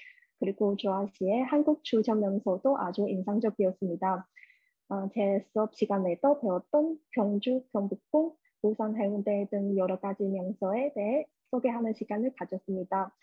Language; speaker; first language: Korean; non-native, fluent; Chinese